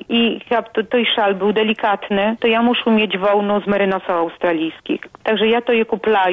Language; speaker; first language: Polish; non-native, local second language; Belarusian